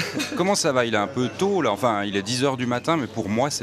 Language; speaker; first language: French; native; French